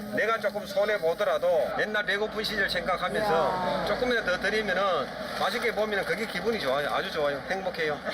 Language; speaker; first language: Korean; native; Korean